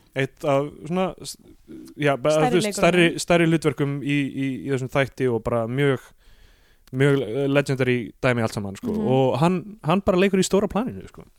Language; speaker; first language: Icelandic; non-native, fluent; English